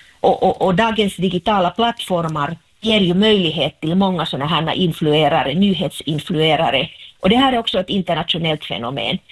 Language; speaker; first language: Swedish; non-native, local second language; Finnish